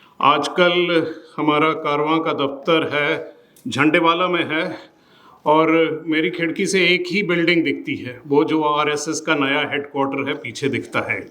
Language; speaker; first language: Hindi; non-native, local second language; Punjabi